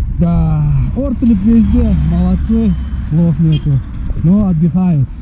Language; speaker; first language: Russian; non-native, local second language; Uzbek